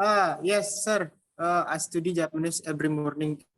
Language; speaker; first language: English; non-native, learner; Indonesian